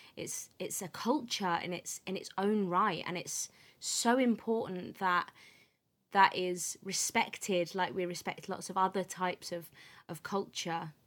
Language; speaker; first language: English; native; English